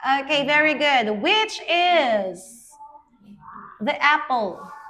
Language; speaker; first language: English; non-native, fluent; Vietnamese